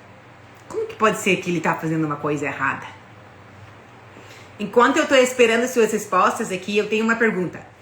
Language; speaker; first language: Portuguese; non-native, fluent; English